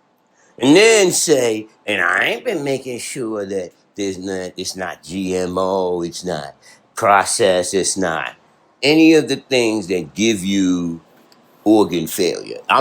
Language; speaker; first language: English; native; English